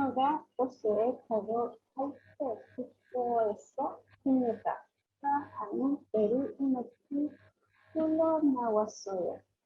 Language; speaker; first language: Korean; non-native, learner; Spanish